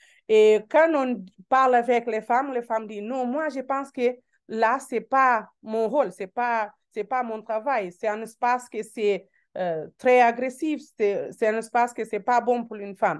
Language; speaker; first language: French; non-native, learner; Portuguese